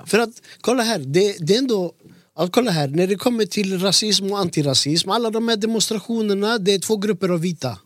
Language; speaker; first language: Swedish; early bilingual, other home language; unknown